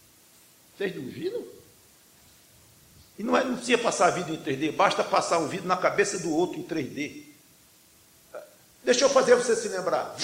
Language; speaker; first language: Portuguese; native; Portuguese